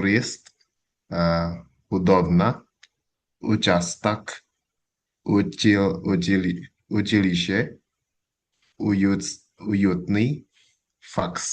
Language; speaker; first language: Russian; non-native, learner; Indonesian